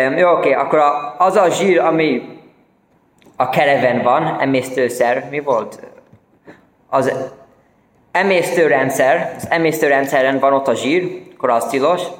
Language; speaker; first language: Hungarian; early bilingual, heritage; Hungarian